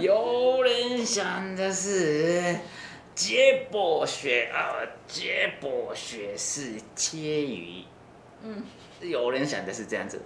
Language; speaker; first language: Chinese; non-native, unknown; Japanese